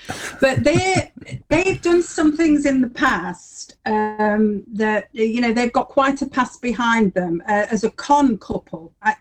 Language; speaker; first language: English; native; English